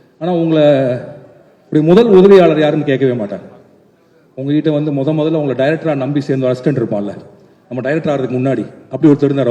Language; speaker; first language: Tamil; native; Tamil